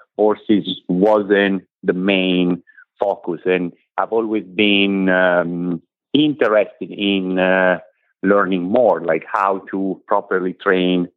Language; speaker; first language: English; non-native, fluent; Italian